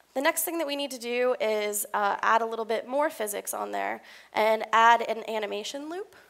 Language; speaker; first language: English; native; English